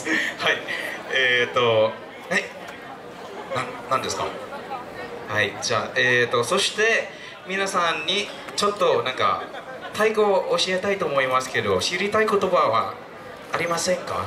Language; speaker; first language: Japanese; non-native, fluent; Thai